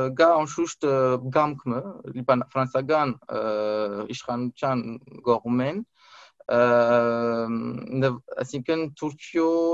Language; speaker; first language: Armenian; early bilingual, heritage; Armenian